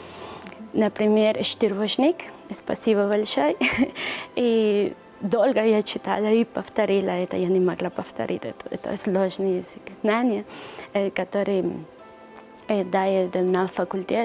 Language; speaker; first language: Russian; non-native, learner; Spanish